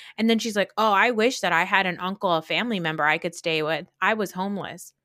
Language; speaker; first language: English; early bilingual, other home language; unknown